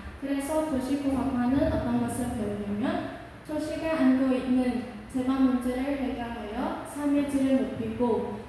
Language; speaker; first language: Korean; non-native, local second language; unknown